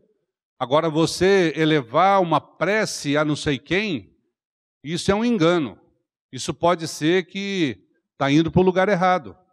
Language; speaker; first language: Portuguese; native; Portuguese